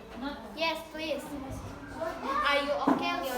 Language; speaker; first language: English; non-native, learner; Indonesian